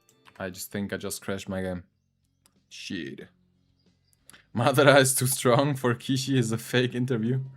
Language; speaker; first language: English; non-native, fluent; German